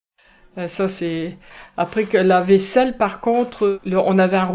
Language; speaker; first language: French; native; French